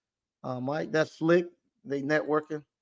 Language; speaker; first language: English; native; English